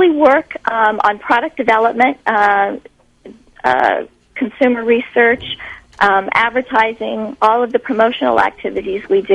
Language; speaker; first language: English; native; English